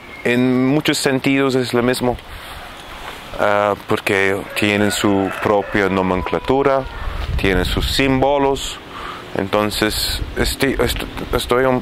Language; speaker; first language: Spanish; non-native, fluent; Arabic